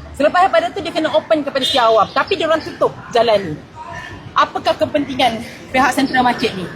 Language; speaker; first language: Malay; native; Malay